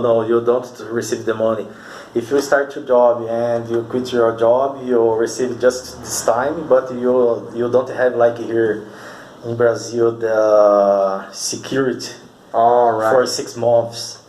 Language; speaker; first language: English; non-native, learner; Portuguese